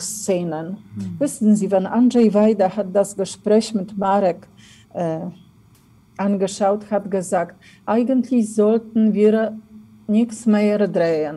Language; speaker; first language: German; non-native, fluent; Polish